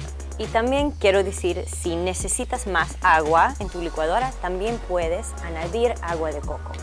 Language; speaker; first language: Spanish; early bilingual, heritage; English